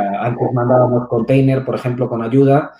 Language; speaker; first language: Spanish; native; Spanish